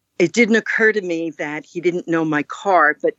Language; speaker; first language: English; native; English